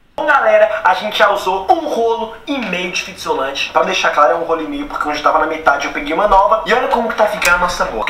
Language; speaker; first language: Portuguese; native; Portuguese